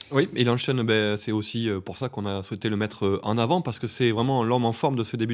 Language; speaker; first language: French; native; French